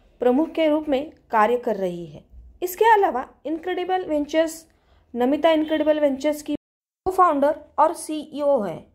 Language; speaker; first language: Hindi; non-native, local second language; Marathi